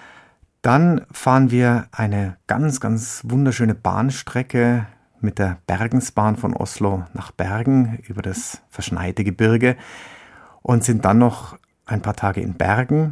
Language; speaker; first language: German; native; German